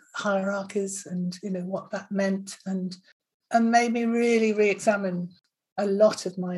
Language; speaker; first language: English; native; English